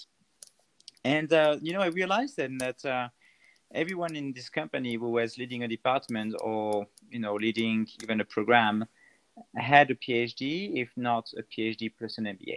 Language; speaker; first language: English; non-native, fluent; French